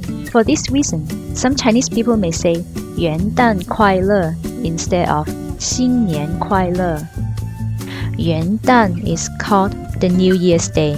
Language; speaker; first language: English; non-native, fluent; Chinese